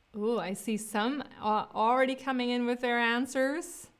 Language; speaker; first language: English; non-native, fluent; German